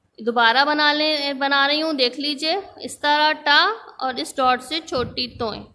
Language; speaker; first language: Urdu; native; Urdu